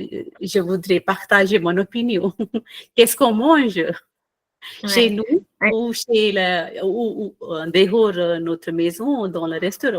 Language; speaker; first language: French; non-native, fluent; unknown